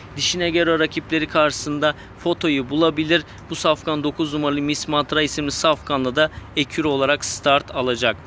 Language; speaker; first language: Turkish; native; Turkish